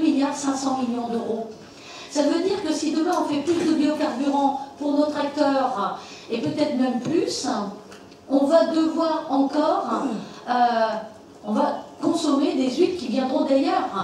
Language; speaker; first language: French; native; French